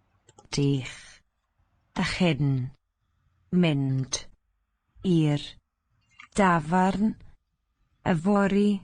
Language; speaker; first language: Welsh; non-native, learner; English